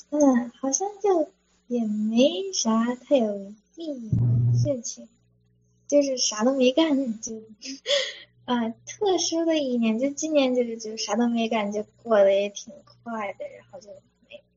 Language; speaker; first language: Chinese; early bilingual, other home language; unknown